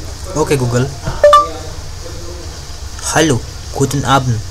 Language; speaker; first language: German; non-native, learner; Indonesian